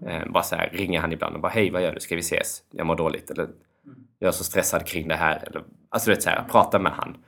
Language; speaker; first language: Swedish; early bilingual, other home language; Albanian